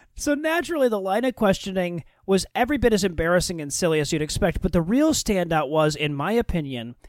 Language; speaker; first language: English; native; English